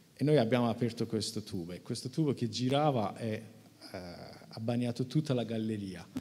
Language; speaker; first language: Italian; non-native, fluent; Persian